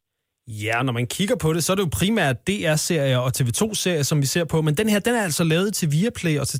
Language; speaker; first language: Danish; native; Danish